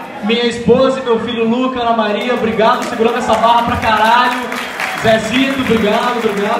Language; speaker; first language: Portuguese; native; Portuguese